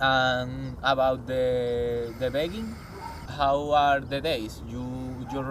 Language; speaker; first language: English; non-native, learner; Spanish